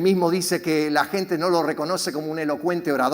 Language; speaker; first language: Spanish; native; Spanish